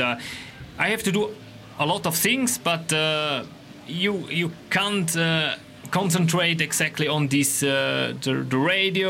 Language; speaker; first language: English; non-native, learner; Romansh